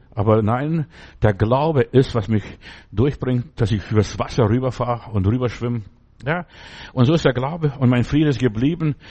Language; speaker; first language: German; early bilingual, other home language; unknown